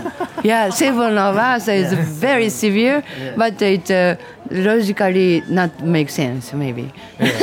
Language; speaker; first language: English; non-native, learner; Japanese